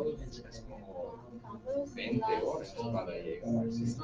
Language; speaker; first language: Spanish; non-native, fluent; English